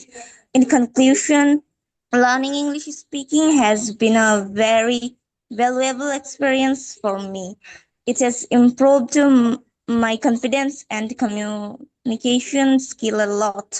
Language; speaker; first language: English; non-native, fluent; Bangla